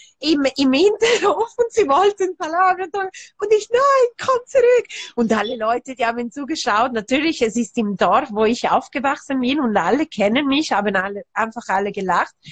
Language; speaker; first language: German; non-native, local second language; Italian